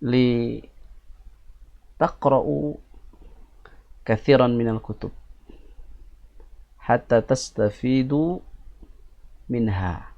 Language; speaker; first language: Arabic; non-native, fluent; Indonesian